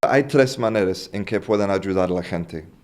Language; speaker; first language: Spanish; non-native, fluent; English